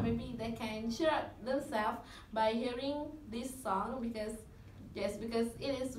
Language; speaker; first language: English; non-native, local second language; Malay